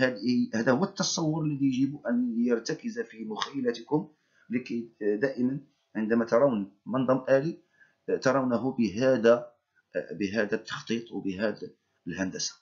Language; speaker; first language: Arabic; native; Arabic